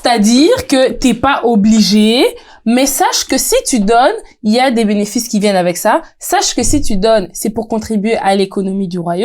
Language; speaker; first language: French; native; French